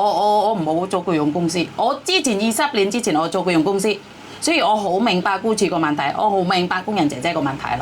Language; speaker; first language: Cantonese; non-native, fluent; Javanese